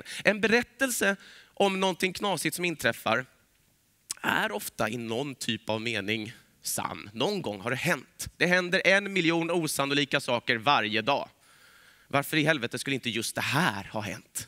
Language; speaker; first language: Swedish; native; Swedish